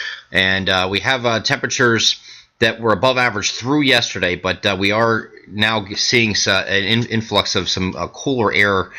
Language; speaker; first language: English; native; English